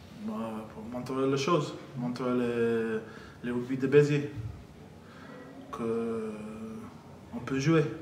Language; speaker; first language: French; non-native, fluent; English